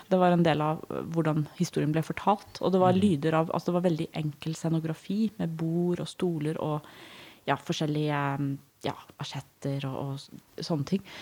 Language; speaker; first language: Norwegian; early bilingual, other home language; Danish